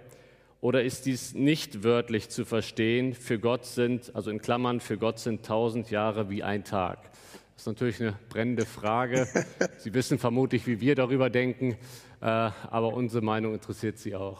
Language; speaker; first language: German; native; German